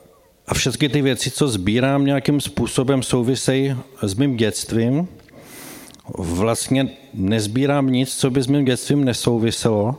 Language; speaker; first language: Czech; native; Czech